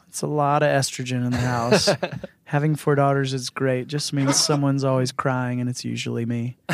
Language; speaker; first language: English; native; English